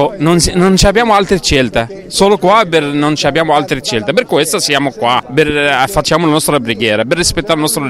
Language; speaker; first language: Italian; non-native, learner; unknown